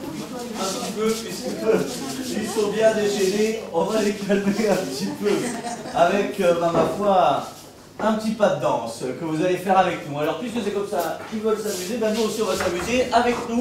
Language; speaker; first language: French; native; French